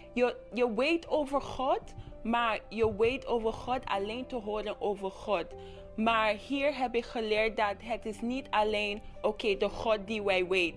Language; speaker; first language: Dutch; non-native, local second language; English